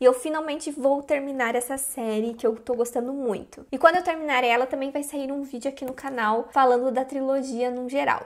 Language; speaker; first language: Portuguese; native; Portuguese